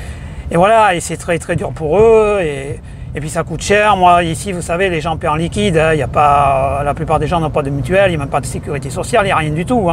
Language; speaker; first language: French; native; French